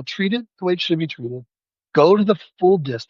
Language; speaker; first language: English; native; English